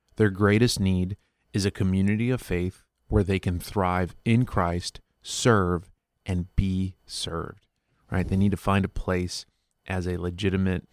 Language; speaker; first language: English; early bilingual, other home language; Spanish